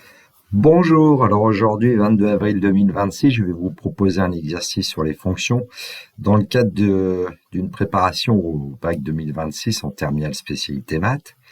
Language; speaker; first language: French; native; French